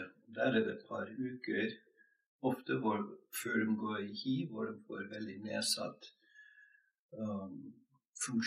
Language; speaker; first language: Norwegian; non-native, fluent; English